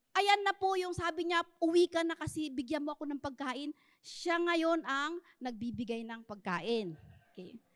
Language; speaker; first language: Filipino; native; Filipino